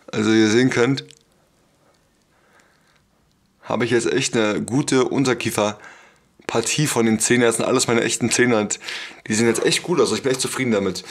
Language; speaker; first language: German; native; German